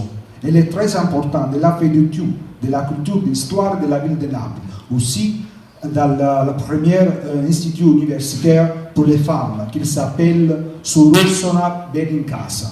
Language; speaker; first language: French; non-native, learner; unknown